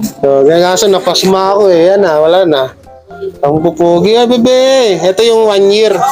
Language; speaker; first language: Filipino; native; Filipino